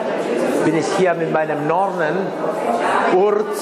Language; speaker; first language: German; non-native, fluent; Spanish